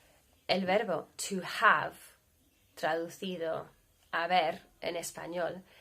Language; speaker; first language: Spanish; non-native, fluent; English